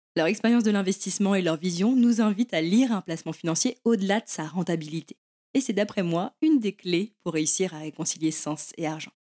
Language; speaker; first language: French; early bilingual, other home language; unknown